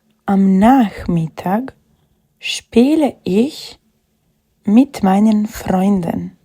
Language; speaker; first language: German; non-native, fluent; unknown